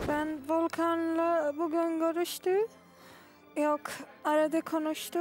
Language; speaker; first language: Turkish; non-native, learner; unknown